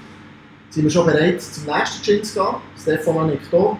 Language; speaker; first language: German; native; German